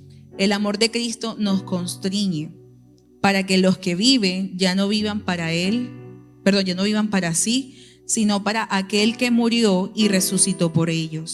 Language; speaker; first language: Spanish; native; Spanish